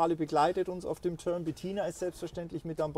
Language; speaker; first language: German; native; German